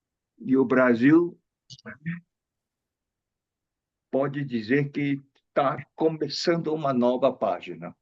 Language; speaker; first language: Portuguese; non-native, fluent; Chinese